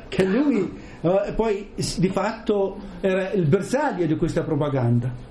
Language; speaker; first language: Italian; non-native, fluent; Arabic